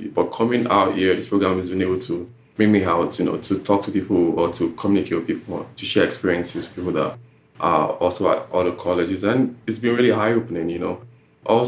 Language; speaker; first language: English; non-native, local second language; Yoruba